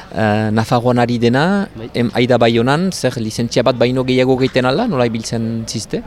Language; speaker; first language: Basque; native; Basque